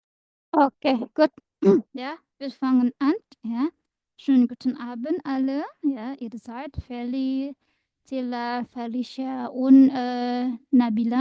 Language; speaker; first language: German; non-native, learner; Indonesian